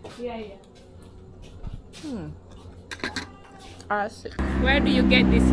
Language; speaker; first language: English; non-native, learner; Indonesian